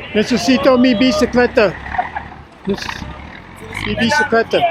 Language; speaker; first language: Spanish; non-native, learner; English